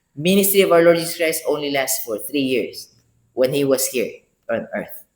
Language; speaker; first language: English; non-native, local second language; Filipino